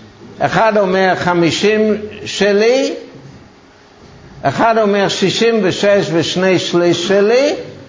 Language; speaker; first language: Hebrew; non-native, fluent; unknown